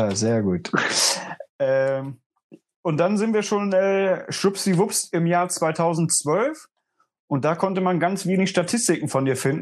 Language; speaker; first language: German; native; German